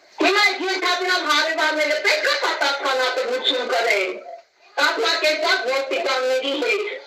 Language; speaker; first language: Armenian; native; Armenian